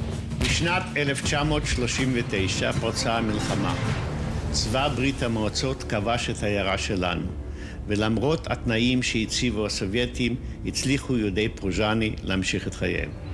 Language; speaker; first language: Hebrew; non-native, fluent; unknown